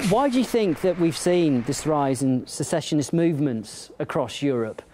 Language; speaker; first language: English; native; English